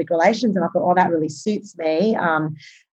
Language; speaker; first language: English; native; English